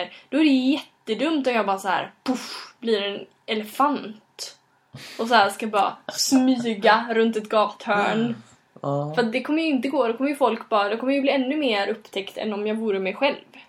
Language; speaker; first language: Swedish; native; Swedish